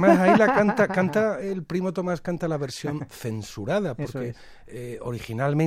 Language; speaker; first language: Spanish; native; Spanish